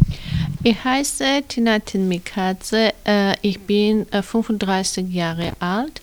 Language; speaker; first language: German; non-native, learner; Georgian